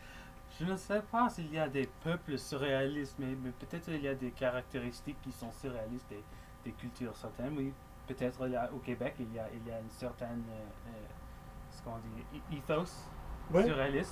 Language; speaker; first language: French; non-native, local second language; English